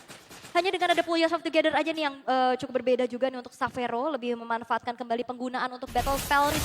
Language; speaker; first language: Indonesian; native; Indonesian